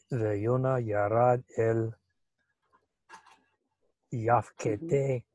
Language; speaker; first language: Hebrew; non-native, learner; English